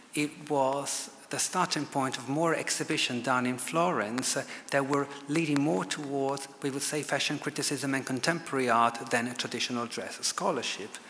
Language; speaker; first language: English; non-native, fluent; Italian